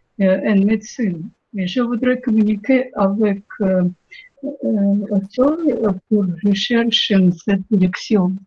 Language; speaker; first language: French; non-native, learner; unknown